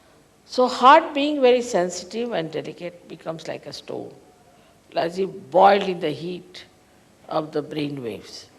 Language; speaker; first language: English; non-native, local second language; Hindi